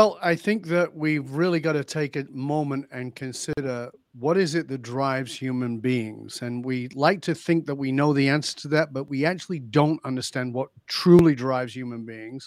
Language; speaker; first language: English; native; English